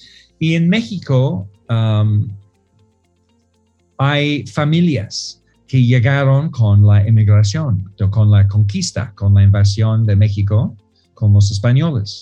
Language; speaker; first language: Spanish; non-native, fluent; English